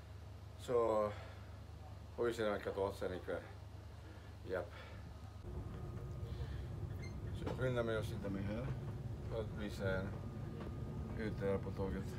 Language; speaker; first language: Swedish; non-native, learner; Spanish